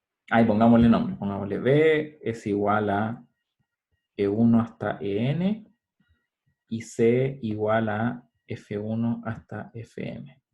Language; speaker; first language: Spanish; native; Spanish